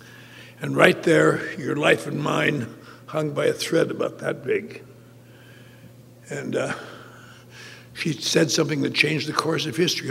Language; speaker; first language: English; native; English